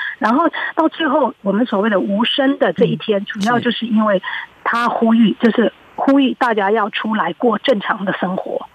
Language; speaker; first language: Chinese; early bilingual, heritage; Chinese